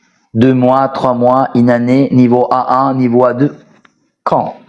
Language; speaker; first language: French; non-native, fluent; Spanish